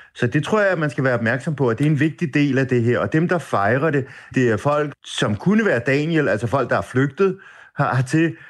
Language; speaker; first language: Danish; native; Danish